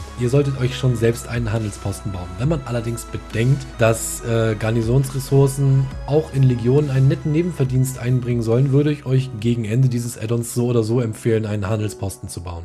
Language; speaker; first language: German; native; German